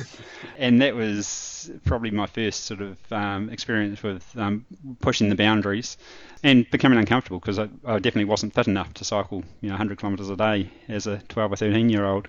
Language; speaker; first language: English; native; English